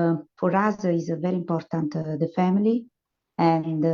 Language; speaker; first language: English; non-native, learner; Italian